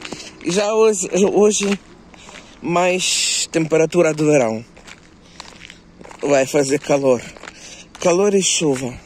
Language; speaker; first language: Portuguese; non-native, local second language; Kabuverdianu